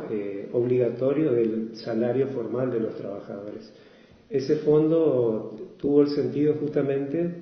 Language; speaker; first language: Spanish; native; Spanish